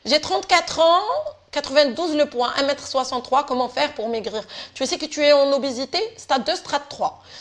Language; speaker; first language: French; non-native, local second language; Arabic